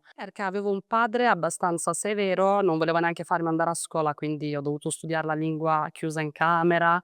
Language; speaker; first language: Italian; early bilingual, other home language; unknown